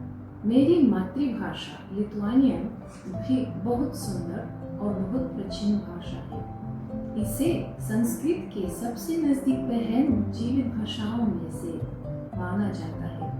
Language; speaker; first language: Hindi; non-native, fluent; Lithuanian